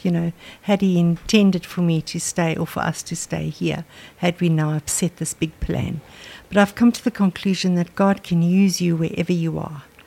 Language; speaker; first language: English; non-native, local second language; Afrikaans